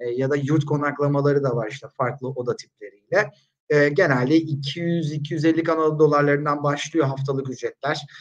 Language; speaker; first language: Turkish; native; Turkish